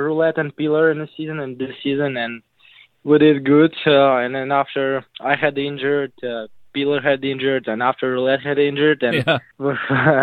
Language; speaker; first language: English; non-native, learner; Russian